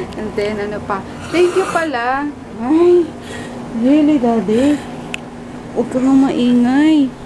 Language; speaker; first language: Filipino; native; Filipino